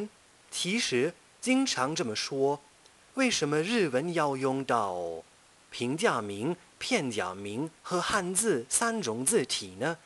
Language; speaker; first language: Chinese; non-native, fluent; German